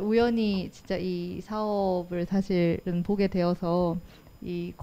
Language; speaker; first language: Korean; native; Korean